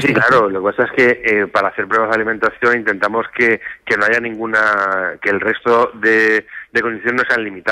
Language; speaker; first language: Spanish; native; Spanish